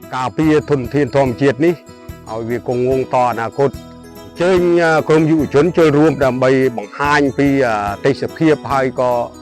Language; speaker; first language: Khmer; non-native, local second language; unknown